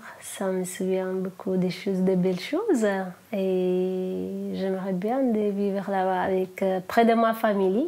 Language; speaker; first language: French; non-native, learner; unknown